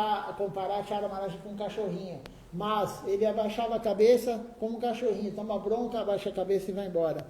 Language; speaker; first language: Portuguese; native; Portuguese